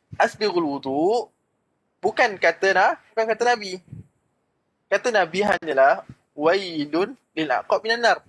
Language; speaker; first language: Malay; native; Malay